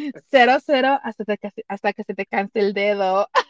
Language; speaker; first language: Spanish; early bilingual, heritage; Spanish